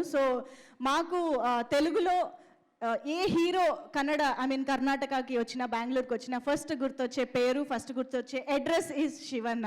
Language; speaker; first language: Telugu; native; Telugu